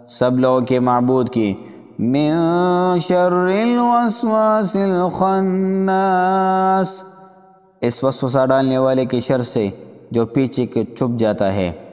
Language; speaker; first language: Urdu; non-native, local second language; Pashto